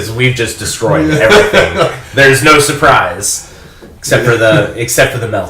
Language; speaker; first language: English; native; English